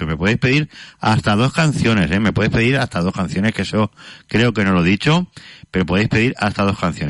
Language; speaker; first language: Spanish; native; Spanish